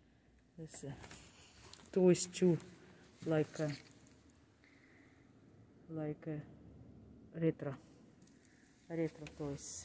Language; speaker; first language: English; non-native, learner; Russian